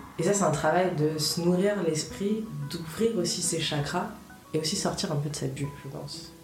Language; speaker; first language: French; early bilingual, other home language; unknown